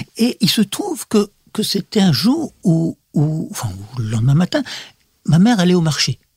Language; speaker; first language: French; early bilingual, other home language; Russian